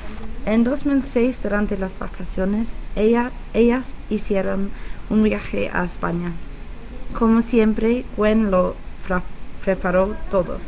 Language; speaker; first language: Spanish; non-native, learner; English